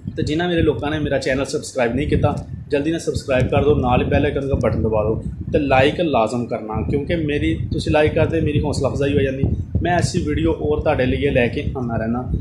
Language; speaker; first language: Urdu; non-native, local second language; Punjabi